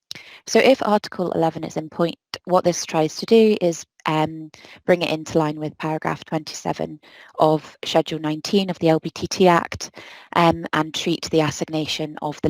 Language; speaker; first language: English; native; English